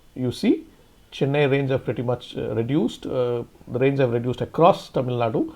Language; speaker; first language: English; non-native, local second language; Tamil